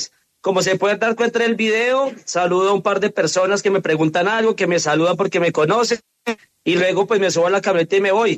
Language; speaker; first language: Spanish; native; Spanish